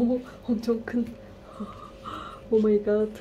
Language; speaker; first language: Korean; non-native, learner; Kazakh